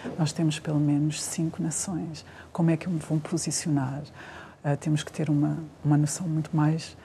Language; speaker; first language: Portuguese; native; Portuguese